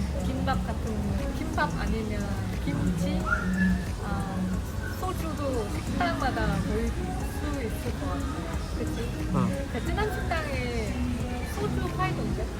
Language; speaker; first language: Korean; non-native, fluent; Vietnamese